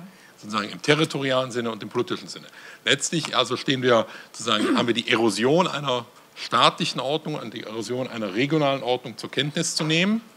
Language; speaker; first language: German; native; German